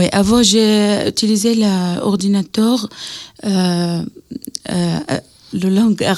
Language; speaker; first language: French; non-native, learner; Arabic